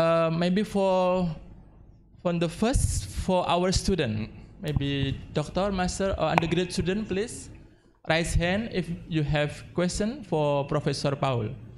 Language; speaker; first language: English; non-native, fluent; Indonesian